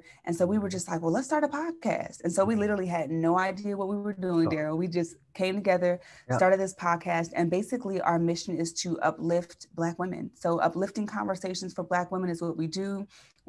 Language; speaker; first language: English; native; English